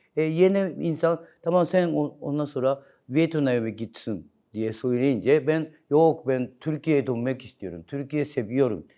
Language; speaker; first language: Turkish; non-native, learner; Japanese